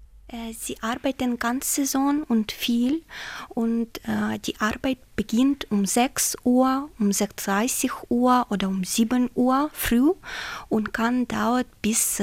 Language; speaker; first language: German; non-native, fluent; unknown